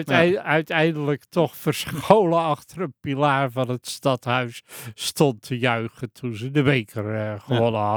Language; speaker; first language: Dutch; native; Dutch